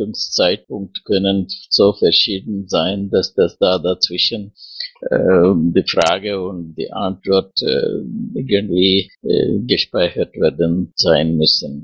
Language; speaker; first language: German; non-native, learner; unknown